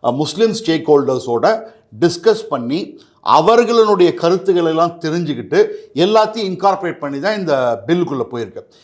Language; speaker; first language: Tamil; native; Tamil